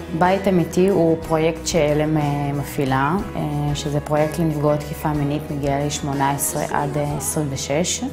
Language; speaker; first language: Hebrew; early bilingual, other home language; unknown